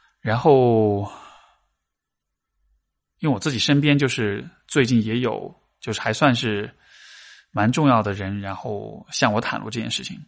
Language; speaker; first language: Chinese; native; Chinese